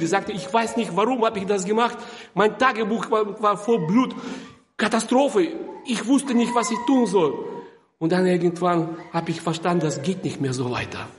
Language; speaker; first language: German; non-native, fluent; Russian